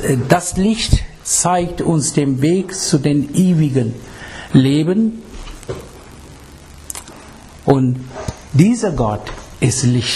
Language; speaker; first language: German; non-native, fluent; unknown